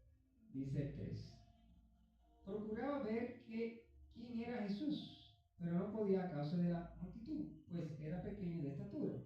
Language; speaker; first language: Spanish; native; Spanish